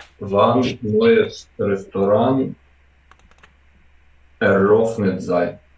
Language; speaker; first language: German; non-native, learner; Ukrainian